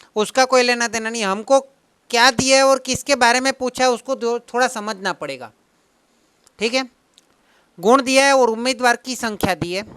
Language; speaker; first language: Hindi; non-native, local second language; Gujarati